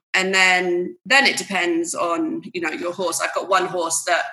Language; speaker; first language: English; native; English